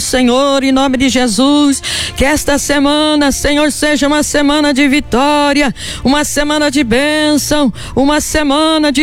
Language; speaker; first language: Portuguese; native; Portuguese